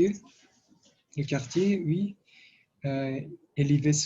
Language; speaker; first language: French; non-native, learner; Russian